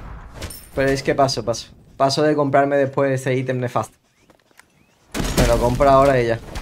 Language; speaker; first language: Spanish; native; Spanish